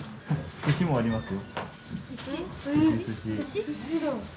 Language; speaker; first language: Japanese; non-native, learner; Korean